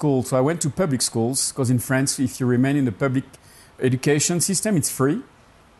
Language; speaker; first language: English; non-native, fluent; French